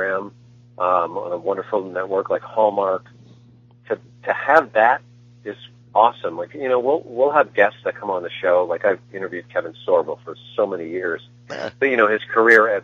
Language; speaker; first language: English; native; English